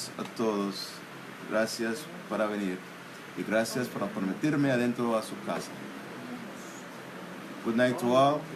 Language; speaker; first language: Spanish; non-native, local second language; English